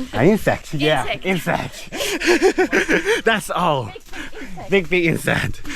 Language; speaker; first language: English; non-native, learner; Korean